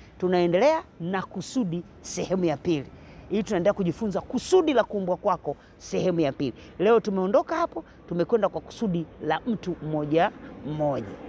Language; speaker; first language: Swahili; native; Swahili